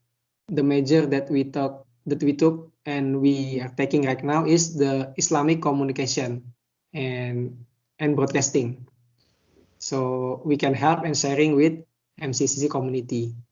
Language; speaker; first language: English; non-native, learner; Indonesian